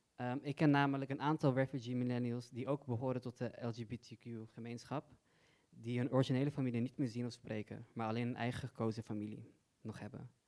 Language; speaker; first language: Dutch; early bilingual, other home language; Persian